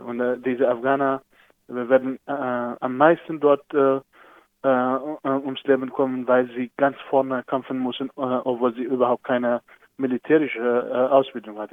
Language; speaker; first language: German; non-native, fluent; Persian